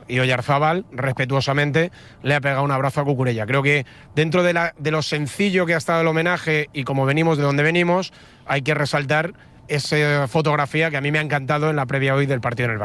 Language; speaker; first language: Spanish; native; Spanish